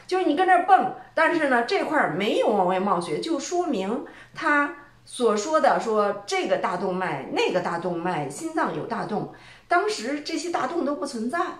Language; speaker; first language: Chinese; native; Chinese